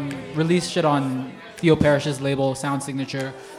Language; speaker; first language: English; native; English